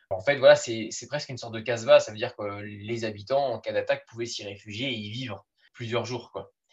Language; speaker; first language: French; native; French